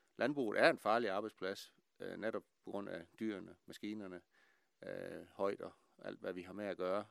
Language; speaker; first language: Danish; native; Danish